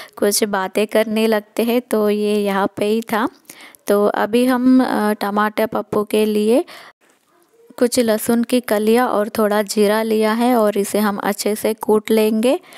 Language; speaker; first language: Hindi; non-native, local second language; Telugu